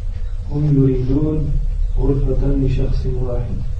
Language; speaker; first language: Arabic; non-native, learner; French